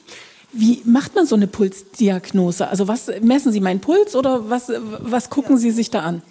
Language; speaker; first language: German; native; German